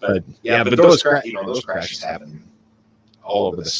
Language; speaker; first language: English; native; English